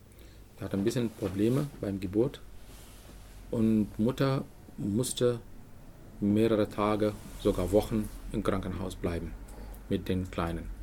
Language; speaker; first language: German; non-native, learner; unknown